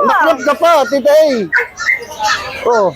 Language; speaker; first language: Filipino; native; Filipino